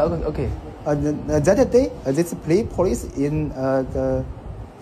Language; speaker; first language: English; non-native, learner; Chinese